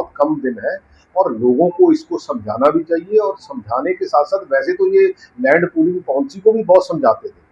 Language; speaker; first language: Hindi; non-native, local second language; Punjabi